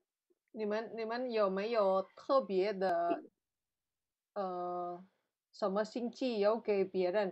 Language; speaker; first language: Chinese; non-native, fluent; Indonesian